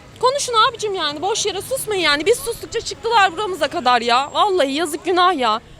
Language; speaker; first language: Turkish; native; Turkish